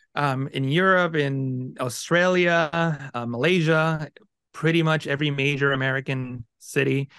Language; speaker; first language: English; early bilingual, other home language; Spanish